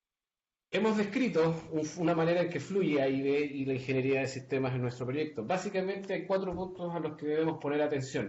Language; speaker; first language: Spanish; native; Spanish